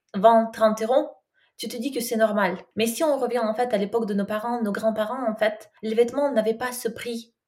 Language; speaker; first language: French; non-native, fluent; Russian